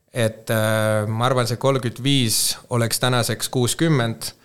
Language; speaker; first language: Estonian; non-native, fluent; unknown